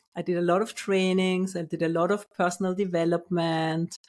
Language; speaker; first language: English; non-native, fluent; German